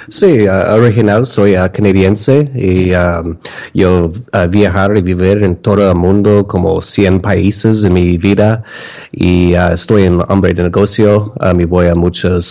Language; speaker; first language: Spanish; non-native, learner; English